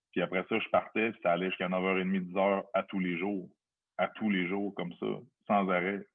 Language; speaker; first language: French; native; French